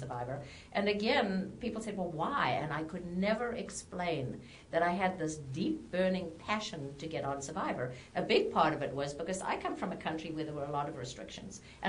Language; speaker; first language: English; native; English